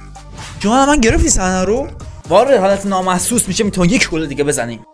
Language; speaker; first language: Persian; native; Persian